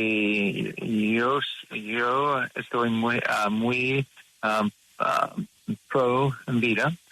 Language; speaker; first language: Spanish; non-native, learner; English